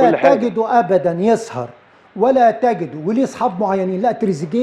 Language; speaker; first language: Arabic; native; Arabic